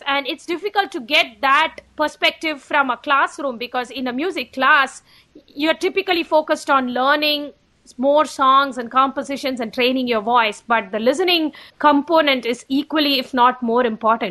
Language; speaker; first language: English; non-native, local second language; Tamil